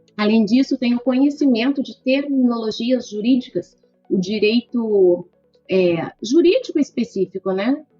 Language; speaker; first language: Portuguese; native; Portuguese